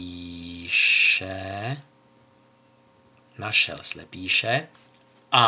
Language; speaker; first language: Czech; native; Czech